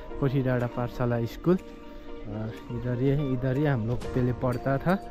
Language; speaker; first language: Hindi; non-native, local second language; Nepali